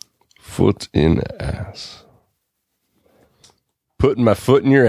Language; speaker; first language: English; native; English